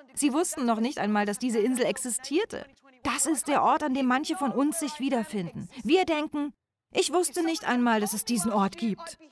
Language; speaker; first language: German; non-native, fluent; English